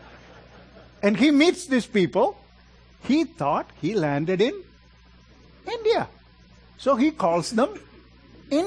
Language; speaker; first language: English; non-native, local second language; Malayalam